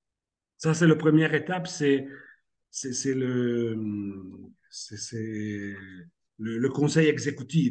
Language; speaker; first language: French; non-native, fluent; Italian